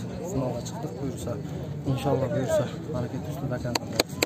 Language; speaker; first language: Kyrgyz; native; Kyrgyz